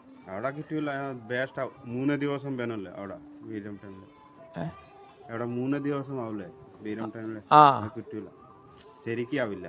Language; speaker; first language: Malayalam; non-native, learner; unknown